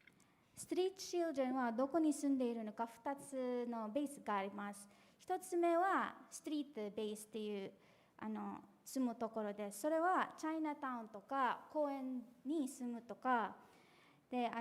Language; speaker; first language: Japanese; non-native, fluent; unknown